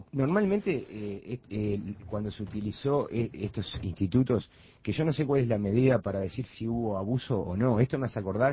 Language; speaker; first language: Spanish; native; Spanish